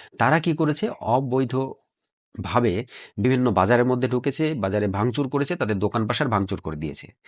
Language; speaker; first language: Bangla; native; Bangla